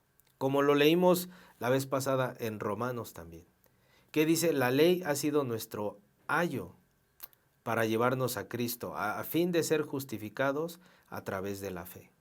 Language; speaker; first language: Spanish; native; Spanish